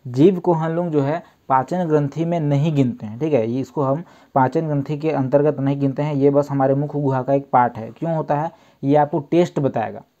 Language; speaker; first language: Hindi; native; Hindi